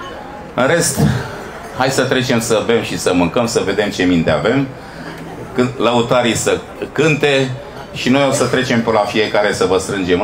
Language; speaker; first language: Romanian; native; Romanian